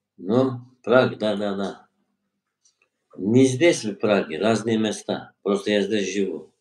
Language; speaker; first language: Russian; non-native, learner; Turkish